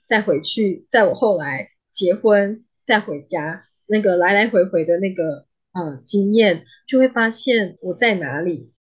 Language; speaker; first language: Chinese; native; Chinese